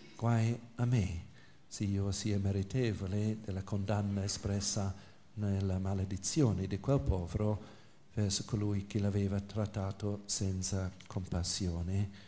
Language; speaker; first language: Italian; non-native, fluent; English